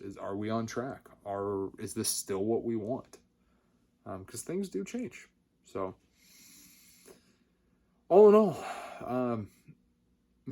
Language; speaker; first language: English; native; English